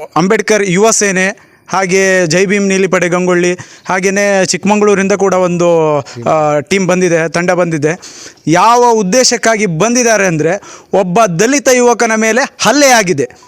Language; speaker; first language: Kannada; native; Kannada